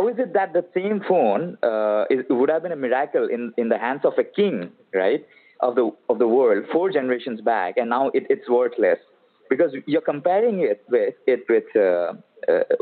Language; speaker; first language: English; non-native, local second language; Assamese